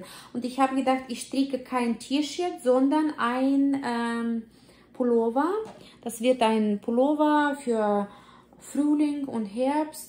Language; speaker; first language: German; non-native, fluent; Russian